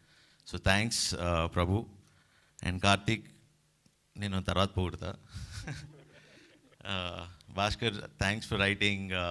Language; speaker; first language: Telugu; native; Telugu